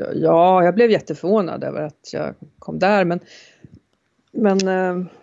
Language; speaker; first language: Swedish; native; Swedish